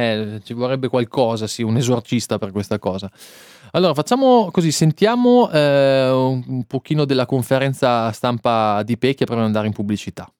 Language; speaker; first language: Italian; native; Italian